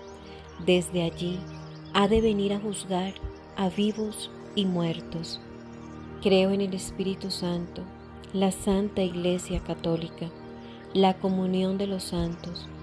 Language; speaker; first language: Spanish; native; Spanish